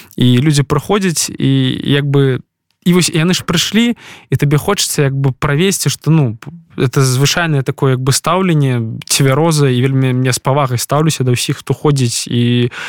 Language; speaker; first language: Belarusian; non-native, local second language; Russian